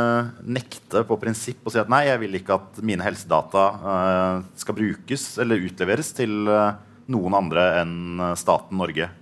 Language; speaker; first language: Norwegian; native; Norwegian